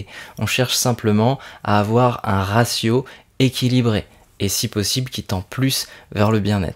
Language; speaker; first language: French; native; French